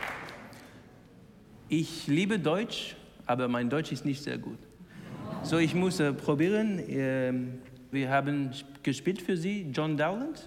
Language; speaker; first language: German; non-native, learner; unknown